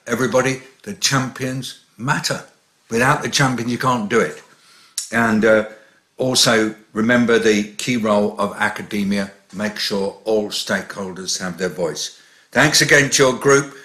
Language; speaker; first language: English; native; English